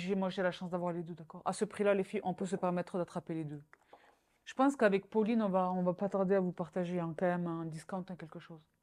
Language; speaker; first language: French; native; French